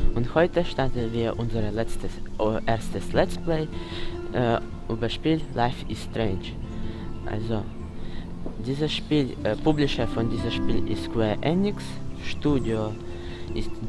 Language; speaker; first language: German; non-native, fluent; Russian